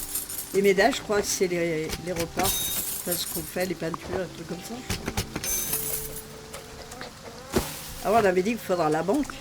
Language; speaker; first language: French; native; French